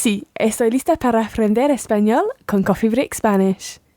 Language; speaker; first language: Spanish; non-native, learner; English